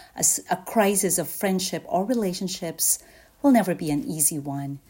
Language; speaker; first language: English; non-native, local second language; Filipino